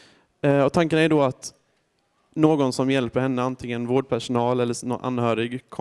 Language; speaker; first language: Swedish; native; Swedish